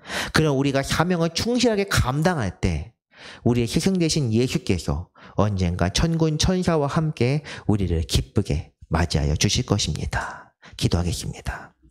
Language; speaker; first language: Korean; native; Korean